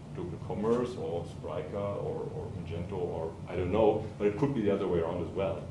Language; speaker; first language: English; non-native, fluent; German